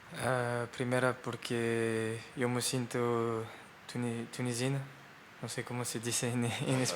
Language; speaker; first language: Spanish; non-native, fluent; French